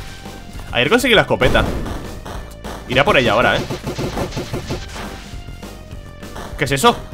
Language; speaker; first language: Spanish; native; Spanish